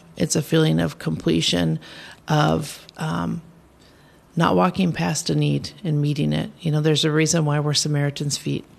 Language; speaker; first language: English; native; English